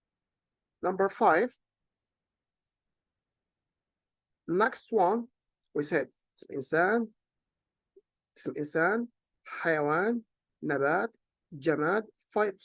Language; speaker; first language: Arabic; native; Arabic